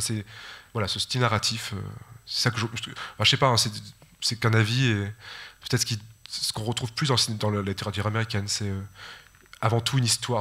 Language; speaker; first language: French; native; French